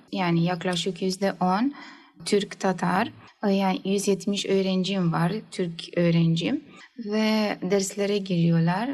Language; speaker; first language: Turkish; early bilingual, heritage; Turkish